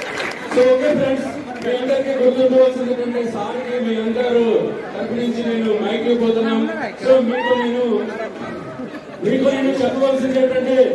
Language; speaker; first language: Telugu; native; Telugu